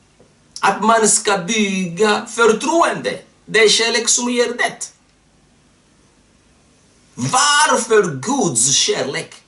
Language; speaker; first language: Swedish; non-native, fluent; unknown